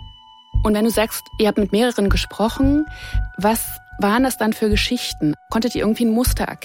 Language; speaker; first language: German; native; German